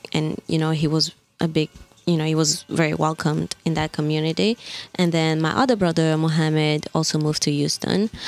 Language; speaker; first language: English; non-native, fluent; French